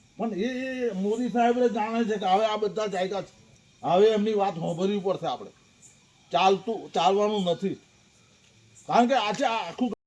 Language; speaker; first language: Gujarati; native; Gujarati